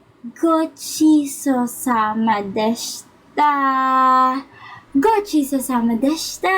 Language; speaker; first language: Japanese; non-native, learner; Filipino